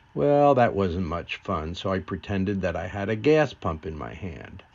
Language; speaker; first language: English; native; English